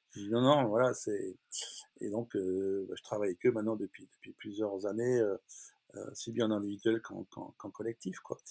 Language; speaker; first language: French; native; French